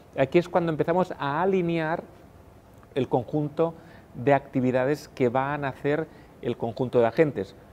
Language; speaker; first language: Spanish; non-native, local second language; Catalan